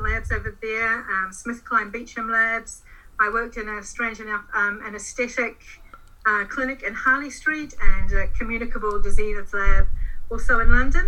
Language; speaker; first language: English; native; English